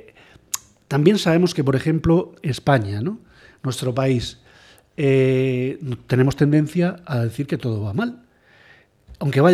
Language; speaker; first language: Spanish; native; Spanish